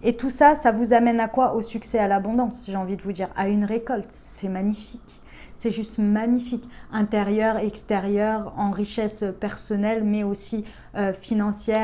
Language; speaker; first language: French; native; French